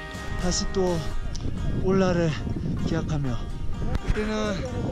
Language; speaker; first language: Korean; native; Korean